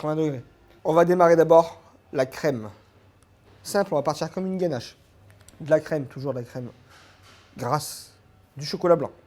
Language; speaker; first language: French; native; French